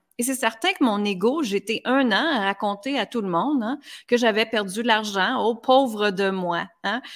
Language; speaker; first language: French; native; French